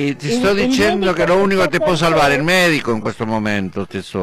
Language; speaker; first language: Italian; early bilingual, heritage; Spanish